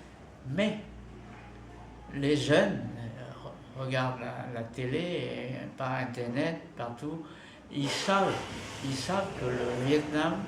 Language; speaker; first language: French; non-native, fluent; Vietnamese